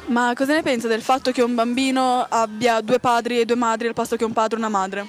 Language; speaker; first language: Italian; native; Italian